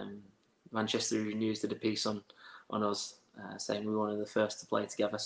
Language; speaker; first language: English; native; English